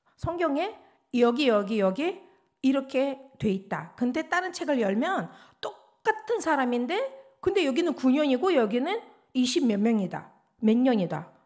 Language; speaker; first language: Korean; non-native, fluent; Russian